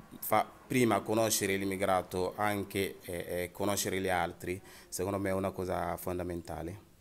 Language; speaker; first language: Italian; non-native, fluent; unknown